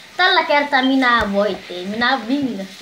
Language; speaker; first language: Finnish; early bilingual, other home language; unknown